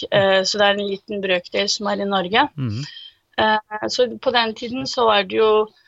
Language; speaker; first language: Norwegian; early bilingual, other home language; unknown